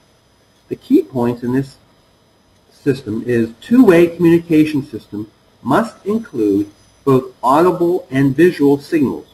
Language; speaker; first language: English; native; English